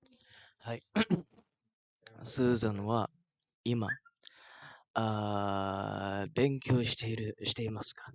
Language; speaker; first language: Japanese; non-native, learner; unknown